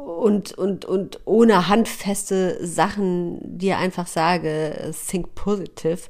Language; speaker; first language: German; native; German